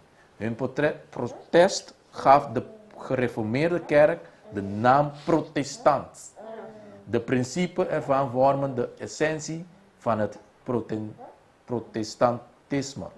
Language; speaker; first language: Dutch; non-native, local second language; Papiamento